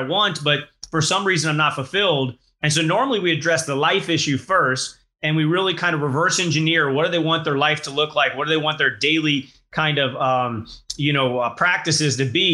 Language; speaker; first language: English; native; English